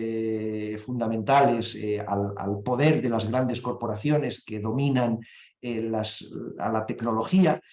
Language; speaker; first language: Spanish; native; Spanish